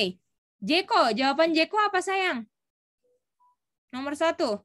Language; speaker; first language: Indonesian; native; Indonesian